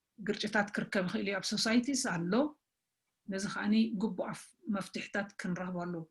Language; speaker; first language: Tigrinya; native; Tigrinya